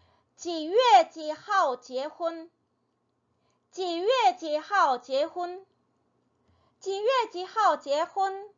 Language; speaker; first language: Chinese; non-native, fluent; Korean